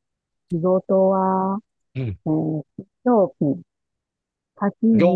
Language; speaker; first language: Japanese; non-native, learner; Chinese